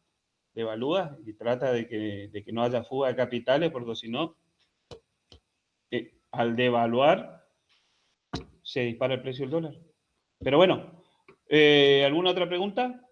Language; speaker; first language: Spanish; native; Spanish